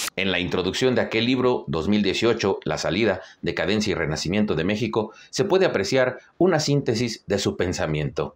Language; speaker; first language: Spanish; native; Spanish